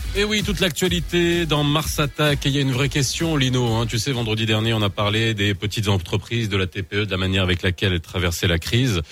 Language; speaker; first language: French; non-native, local second language; Arabic